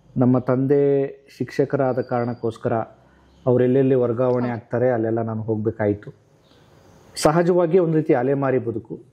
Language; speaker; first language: Kannada; native; Kannada